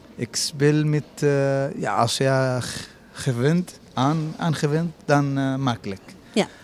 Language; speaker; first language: Dutch; non-native, learner; Arabic